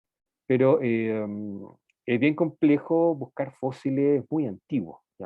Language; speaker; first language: Spanish; native; Spanish